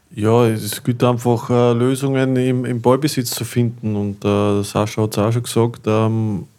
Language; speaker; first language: German; native; German